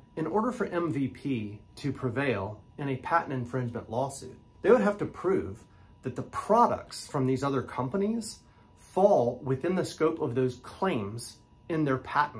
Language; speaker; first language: English; native; English